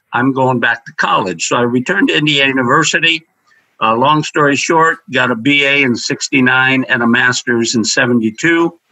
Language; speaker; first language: English; native; English